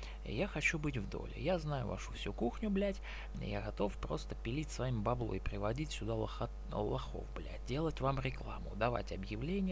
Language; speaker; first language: Russian; native; Russian